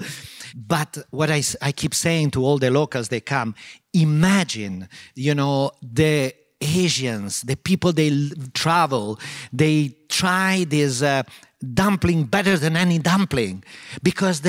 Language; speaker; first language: English; non-native, fluent; Italian